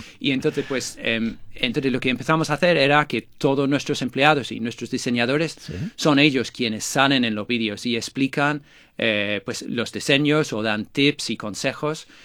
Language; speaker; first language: Spanish; non-native, fluent; English